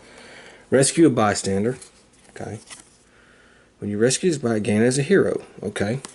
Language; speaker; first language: English; native; English